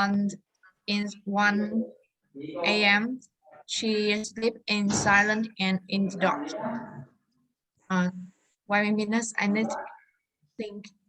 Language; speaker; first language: English; non-native, learner; Vietnamese